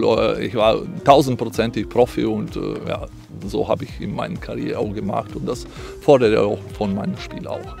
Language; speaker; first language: German; non-native, fluent; Croatian